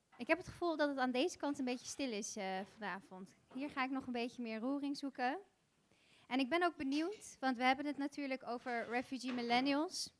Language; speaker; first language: Dutch; early bilingual, other home language; Bosnian